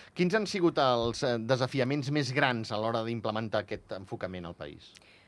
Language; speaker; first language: Catalan; native; Catalan